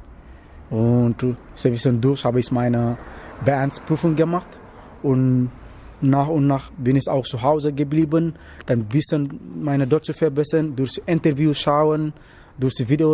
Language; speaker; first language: German; non-native, learner; Wolof